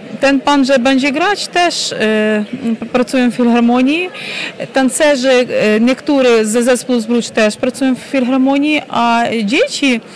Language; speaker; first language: Polish; non-native, learner; Ukrainian